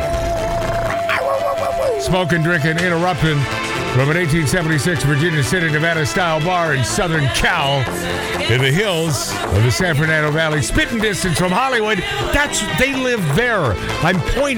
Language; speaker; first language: English; native; English